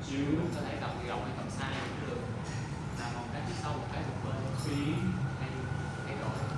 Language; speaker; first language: Vietnamese; native; Vietnamese